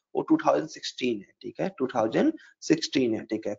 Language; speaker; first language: Hindi; native; Hindi